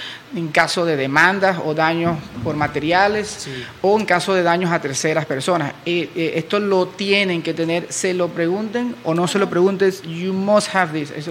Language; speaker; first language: Spanish; native; Spanish